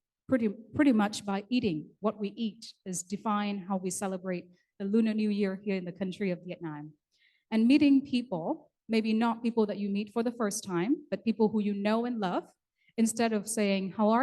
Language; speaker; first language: English; non-native, local second language; Vietnamese